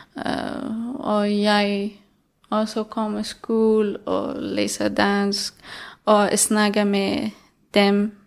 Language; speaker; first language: Danish; non-native, fluent; Persian